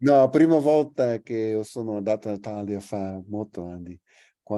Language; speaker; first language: Italian; non-native, learner; English